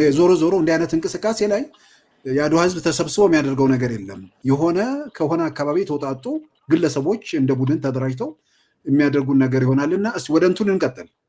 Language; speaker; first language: Amharic; native; Amharic